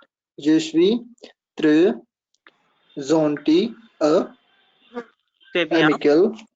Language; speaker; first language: French; non-native, learner; Hindi